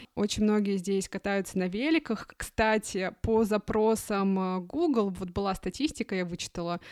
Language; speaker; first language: Russian; native; Russian